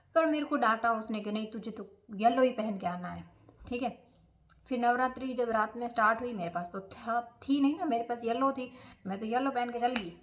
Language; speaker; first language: Hindi; non-native, local second language; Gujarati